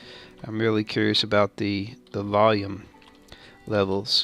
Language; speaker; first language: English; native; English